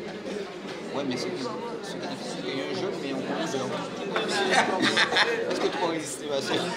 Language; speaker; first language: French; native; French